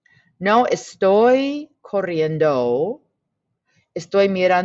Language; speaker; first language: Spanish; non-native, fluent; English